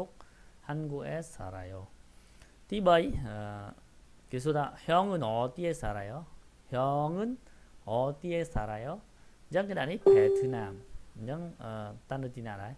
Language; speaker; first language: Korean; non-native, fluent; Khmer